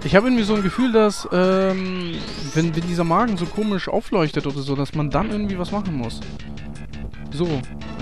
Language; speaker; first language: German; native; German